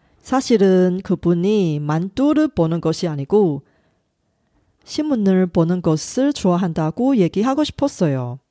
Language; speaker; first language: Korean; non-native, fluent; Chinese